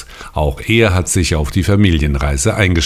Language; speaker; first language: German; native; German